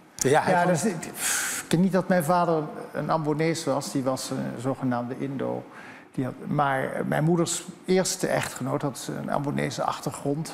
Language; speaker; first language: Dutch; native; Dutch